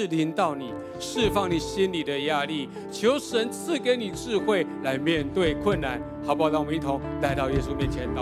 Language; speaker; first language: Chinese; native; Chinese